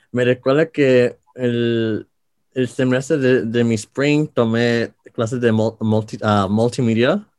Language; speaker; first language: Spanish; early bilingual, heritage; Spanish